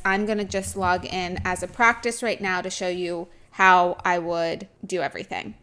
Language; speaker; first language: English; native; English